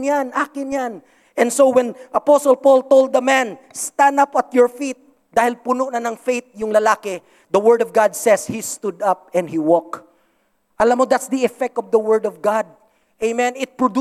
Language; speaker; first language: English; non-native, local second language; Cebuano